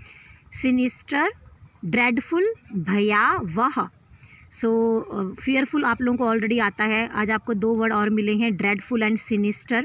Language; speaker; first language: Hindi; native; Hindi